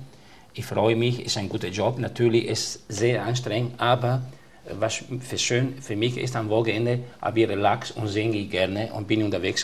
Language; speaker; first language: German; non-native, fluent; Italian